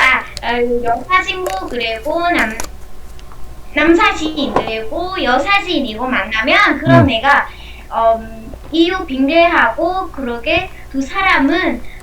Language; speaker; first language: Korean; non-native, learner; Vietnamese